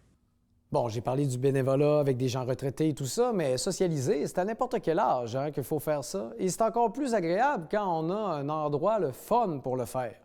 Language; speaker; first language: French; native; French